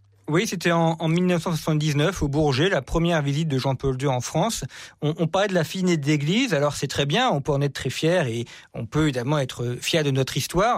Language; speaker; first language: French; native; French